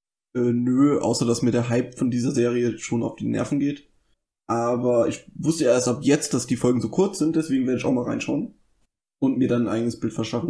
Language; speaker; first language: German; native; German